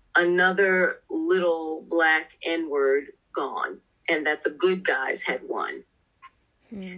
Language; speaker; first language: English; native; English